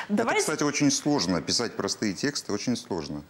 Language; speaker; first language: Russian; native; Russian